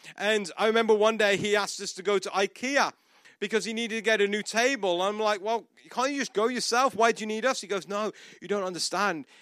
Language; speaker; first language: English; native; English